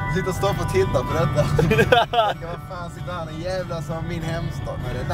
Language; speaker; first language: Swedish; native; Swedish